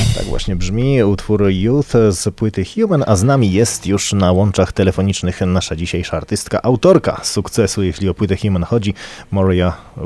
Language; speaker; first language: Polish; native; Polish